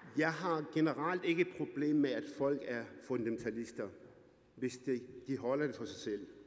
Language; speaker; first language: Danish; early bilingual, other home language; Arabic